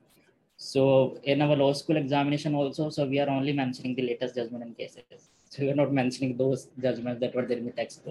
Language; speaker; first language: English; non-native, local second language; Hindi